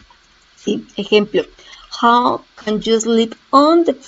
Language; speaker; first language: English; non-native, learner; Spanish